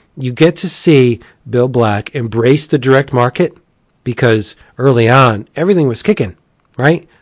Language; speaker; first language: English; native; English